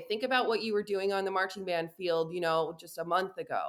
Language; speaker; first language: English; native; English